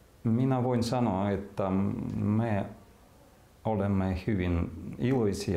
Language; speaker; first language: Finnish; non-native, local second language; Russian